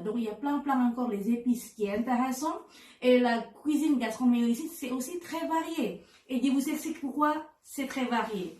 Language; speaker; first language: French; non-native, fluent; Indonesian